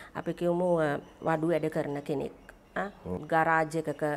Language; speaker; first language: Sinhala; native; Sinhala